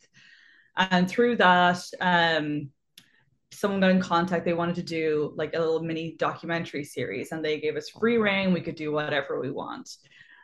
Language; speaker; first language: English; native; English